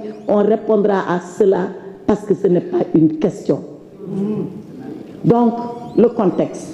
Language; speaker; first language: French; non-native, local second language; Wolof